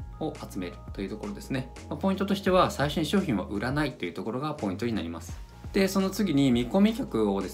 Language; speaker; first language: Japanese; native; Japanese